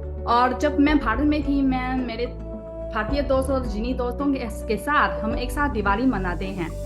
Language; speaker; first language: Hindi; non-native, fluent; Chinese